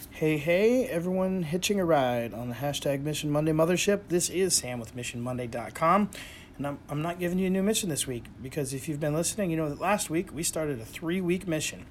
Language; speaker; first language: English; native; English